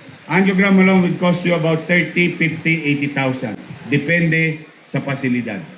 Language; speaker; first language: English; non-native, local second language; Filipino